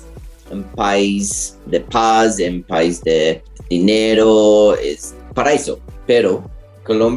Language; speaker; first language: Spanish; non-native, learner; English